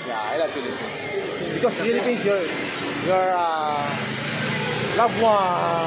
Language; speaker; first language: English; non-native, local second language; Filipino